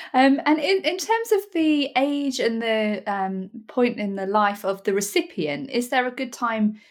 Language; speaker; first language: English; native; English